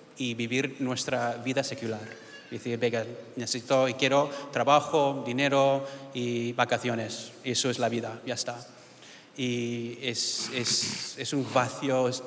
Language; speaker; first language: Spanish; early bilingual, heritage; English